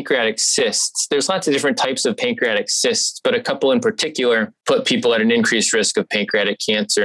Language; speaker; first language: English; native; English